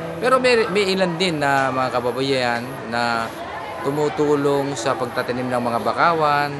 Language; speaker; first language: Filipino; non-native, local second language; Pampanga